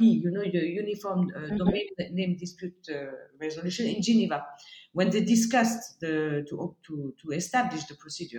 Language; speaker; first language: English; non-native, fluent; French